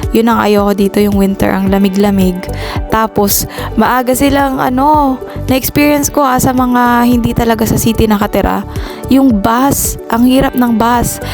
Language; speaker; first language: Filipino; native; Filipino